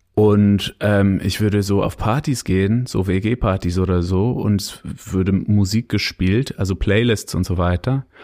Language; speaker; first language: German; non-native, fluent; English